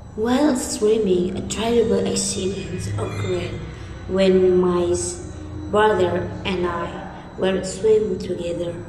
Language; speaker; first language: English; non-native, learner; Indonesian